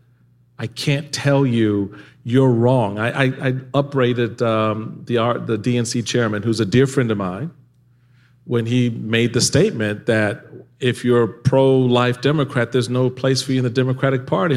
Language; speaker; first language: English; native; English